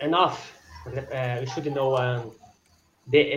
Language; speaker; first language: English; non-native, fluent; Portuguese